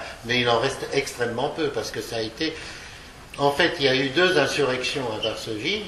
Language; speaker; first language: French; early bilingual, other home language; Polish